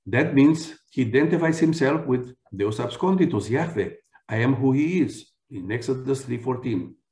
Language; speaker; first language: English; non-native, fluent; Romanian